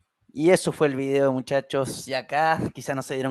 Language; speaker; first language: Spanish; native; Spanish